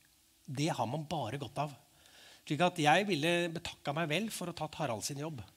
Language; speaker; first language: Norwegian; native; Norwegian